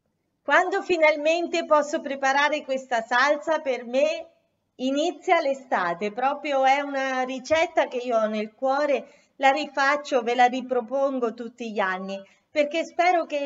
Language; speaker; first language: Italian; native; Italian